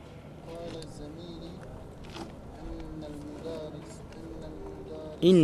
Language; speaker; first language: Arabic; non-native, learner; French